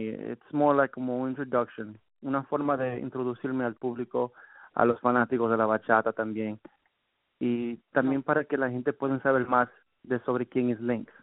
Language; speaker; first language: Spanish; early bilingual, heritage; Spanish